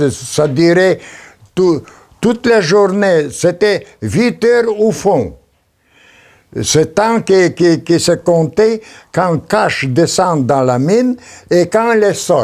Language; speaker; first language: French; non-native, learner; Polish